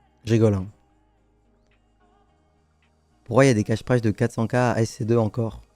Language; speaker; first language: French; native; French